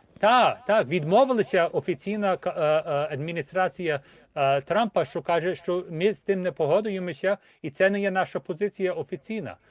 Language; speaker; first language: Ukrainian; early bilingual, heritage; Ukrainian